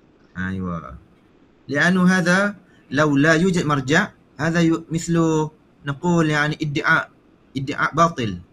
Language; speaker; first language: Arabic; non-native, fluent; Malay